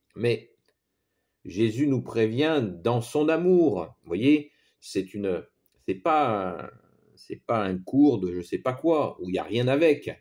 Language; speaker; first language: French; native; French